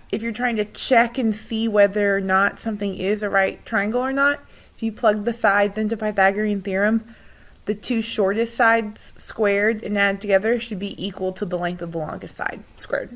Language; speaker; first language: English; native; English